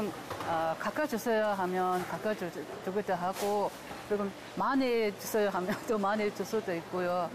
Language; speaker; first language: Korean; non-native, fluent; Mongolian